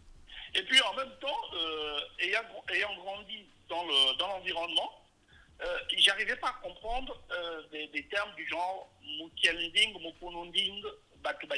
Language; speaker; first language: French; native; French